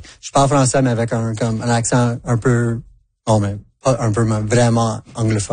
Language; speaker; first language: French; non-native, local second language; English